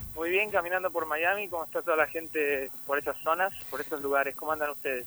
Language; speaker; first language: Spanish; native; Spanish